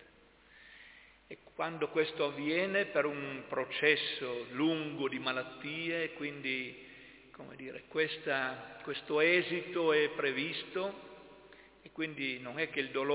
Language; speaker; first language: Italian; native; Italian